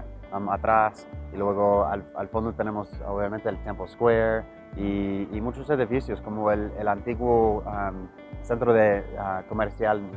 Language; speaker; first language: Spanish; early bilingual, heritage; Spanish